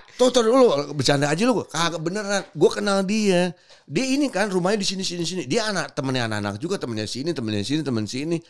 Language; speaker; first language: Indonesian; native; Indonesian